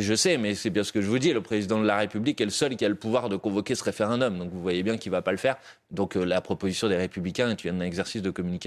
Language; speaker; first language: French; native; French